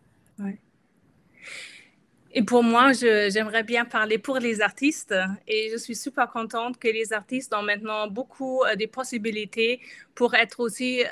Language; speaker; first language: French; non-native, fluent; German